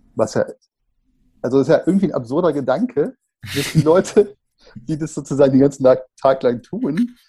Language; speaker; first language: German; native; German